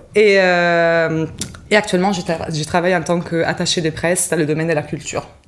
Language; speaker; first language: French; non-native, fluent; Italian